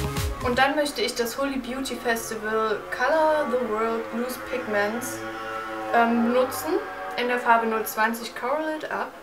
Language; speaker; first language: German; native; German